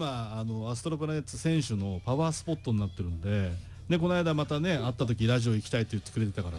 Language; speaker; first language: Japanese; native; Japanese